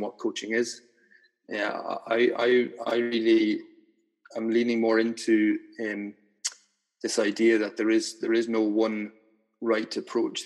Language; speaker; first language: English; native; English